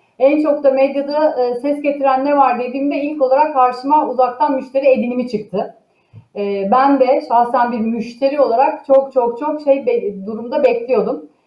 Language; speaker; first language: Turkish; native; Turkish